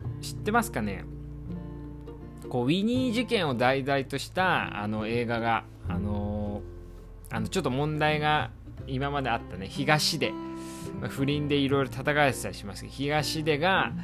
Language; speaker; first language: Japanese; native; Japanese